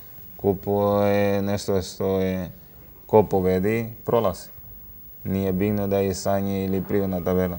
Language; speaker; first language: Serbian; non-native, learner; Spanish